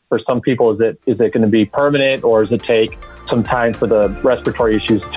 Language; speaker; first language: English; native; English